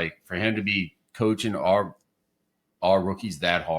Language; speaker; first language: English; native; English